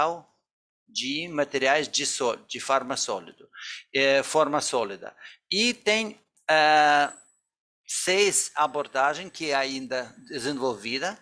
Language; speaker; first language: Portuguese; non-native, fluent; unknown